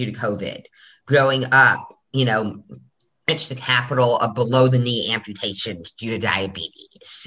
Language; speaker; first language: English; native; English